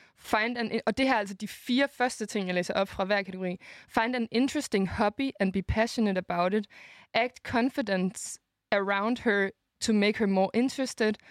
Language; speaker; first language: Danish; native; Danish